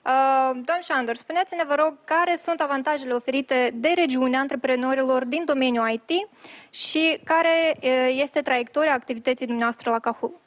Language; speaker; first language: Romanian; native; Romanian